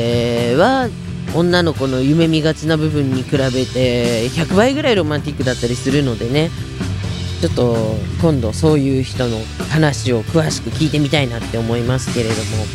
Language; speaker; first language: Japanese; native; Japanese